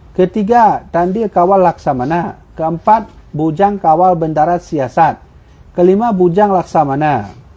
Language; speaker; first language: Malay; non-native, local second language; Achinese